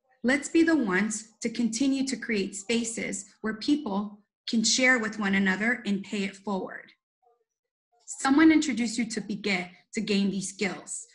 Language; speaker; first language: English; early bilingual, other home language; Spanish